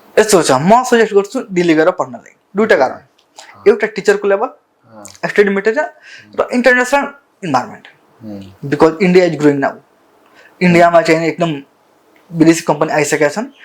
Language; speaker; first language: Nepali; non-native, local second language; Bhojpuri